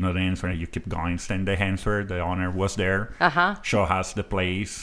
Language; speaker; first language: English; non-native, fluent; Italian